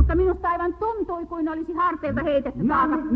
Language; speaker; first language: Finnish; native; Finnish